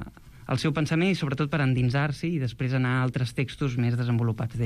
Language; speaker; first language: Catalan; native; Catalan